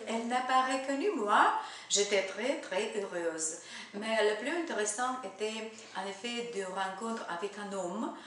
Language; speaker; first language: French; non-native, learner; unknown